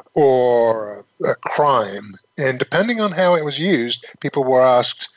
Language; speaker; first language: English; native; English